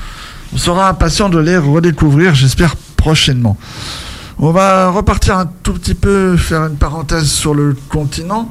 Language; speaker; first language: French; native; French